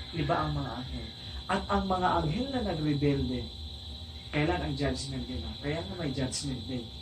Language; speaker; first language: Filipino; non-native, local second language; Cebuano